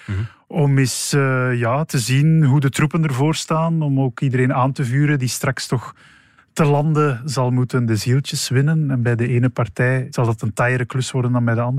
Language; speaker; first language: Dutch; native; Dutch